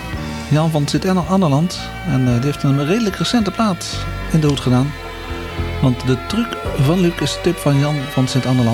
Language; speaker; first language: Dutch; native; Dutch